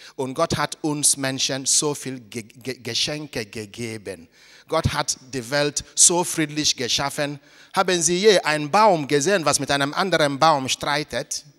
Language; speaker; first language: German; non-native, fluent; Igbo